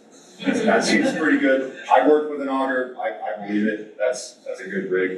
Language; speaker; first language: English; native; English